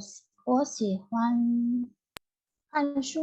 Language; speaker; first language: Chinese; non-native, learner; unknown